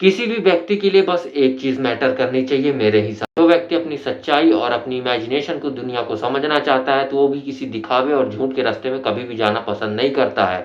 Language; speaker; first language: Hindi; native; Hindi